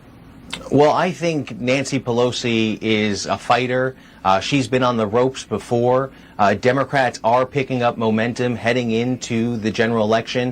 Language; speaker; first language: English; native; English